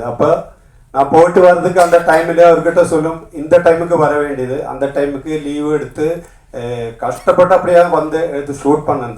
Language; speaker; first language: Tamil; non-native, learner; Malayalam